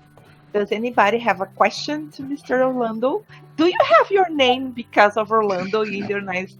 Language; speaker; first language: English; non-native, fluent; Portuguese